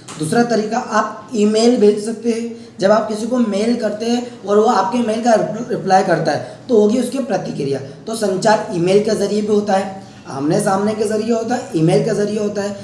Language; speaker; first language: Hindi; native; Hindi